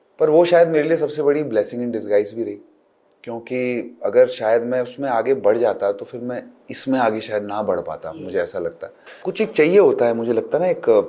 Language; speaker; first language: Hindi; native; Hindi